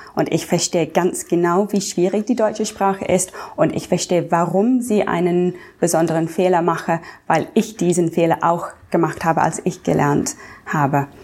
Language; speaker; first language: German; non-native, fluent; English